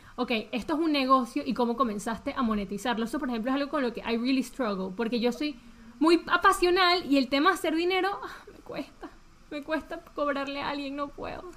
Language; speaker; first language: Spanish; early bilingual, heritage; Spanish